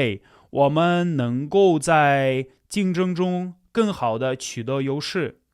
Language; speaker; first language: Chinese; non-native, fluent; Russian